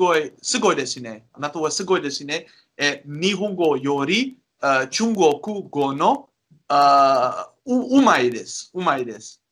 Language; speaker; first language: Japanese; non-native, learner; Dutch